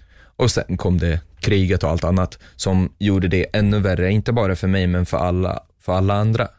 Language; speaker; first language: Swedish; non-native, fluent; Arabic